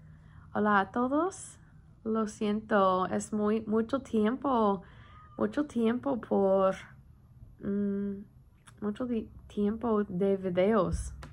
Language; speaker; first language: Spanish; non-native, learner; English